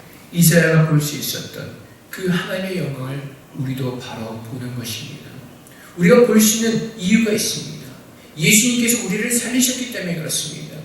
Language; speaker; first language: Korean; native; Korean